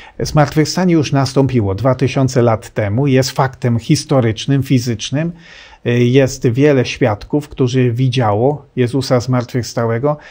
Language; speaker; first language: Polish; native; Polish